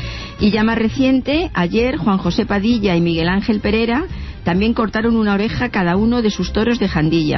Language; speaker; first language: Spanish; native; Spanish